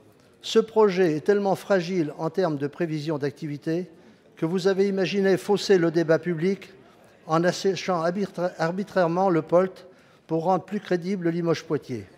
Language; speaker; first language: French; native; French